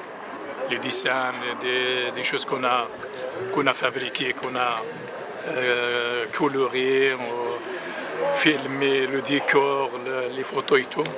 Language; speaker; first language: French; non-native, learner; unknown